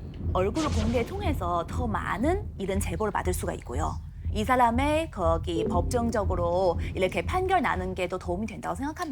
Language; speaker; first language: Korean; non-native, fluent; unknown